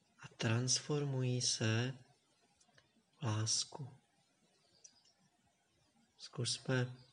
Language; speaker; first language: Czech; native; Czech